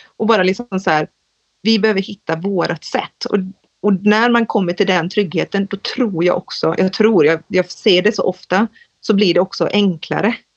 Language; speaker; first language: Swedish; native; Swedish